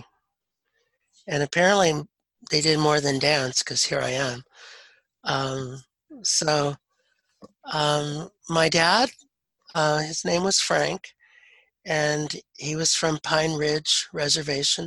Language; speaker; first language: English; native; English